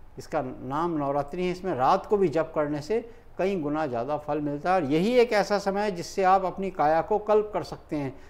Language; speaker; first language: Hindi; native; Hindi